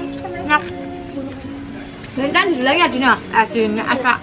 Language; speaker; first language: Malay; non-native, local second language; Javanese